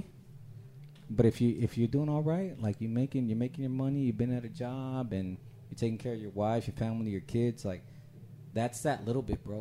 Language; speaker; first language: English; native; English